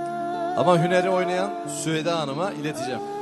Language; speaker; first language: Turkish; native; Turkish